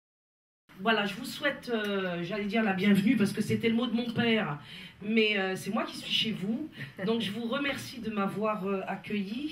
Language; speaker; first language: French; native; French